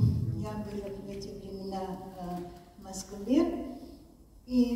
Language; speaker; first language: Russian; non-native, fluent; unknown